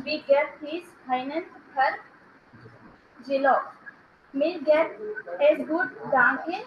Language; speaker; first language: German; non-native, learner; Telugu